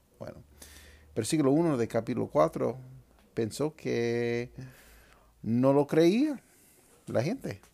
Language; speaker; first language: Spanish; non-native, fluent; English